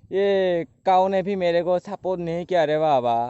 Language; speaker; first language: Hindi; non-native, local second language; Assamese